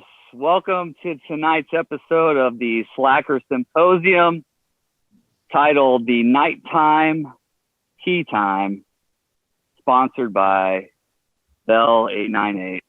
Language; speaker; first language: English; native; English